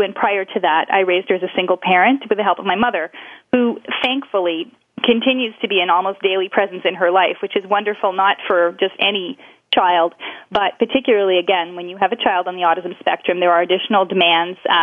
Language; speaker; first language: English; native; English